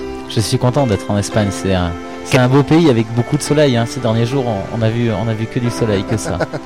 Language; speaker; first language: French; native; French